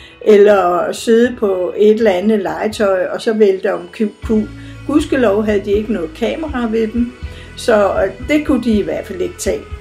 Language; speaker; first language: Danish; native; Danish